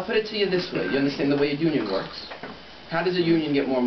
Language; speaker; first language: English; native; English